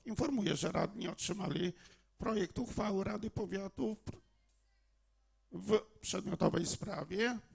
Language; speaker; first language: Polish; native; Polish